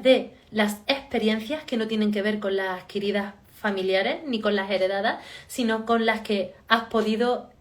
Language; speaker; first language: Spanish; native; Spanish